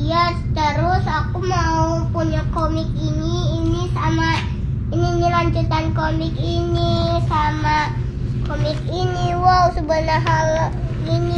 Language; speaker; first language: Indonesian; early bilingual, heritage; Indonesian